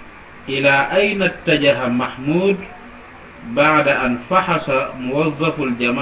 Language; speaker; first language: Arabic; non-native, fluent; Wolof